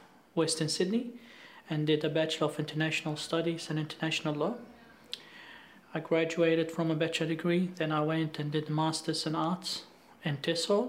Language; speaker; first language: English; non-native, fluent; Arabic